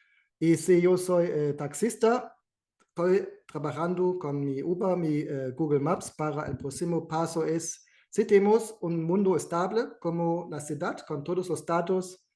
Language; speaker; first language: Spanish; non-native, fluent; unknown